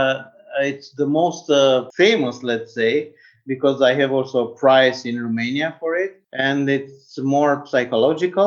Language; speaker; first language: English; non-native, fluent; Romanian